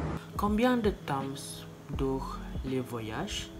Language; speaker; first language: French; non-native, learner; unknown